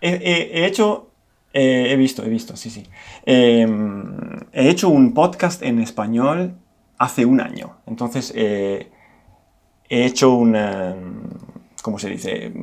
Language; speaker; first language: Spanish; non-native, fluent; Italian